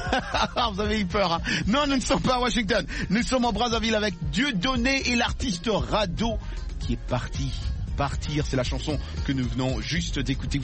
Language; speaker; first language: French; non-native, local second language; Lingala